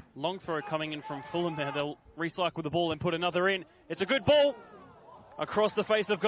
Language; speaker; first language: English; native; English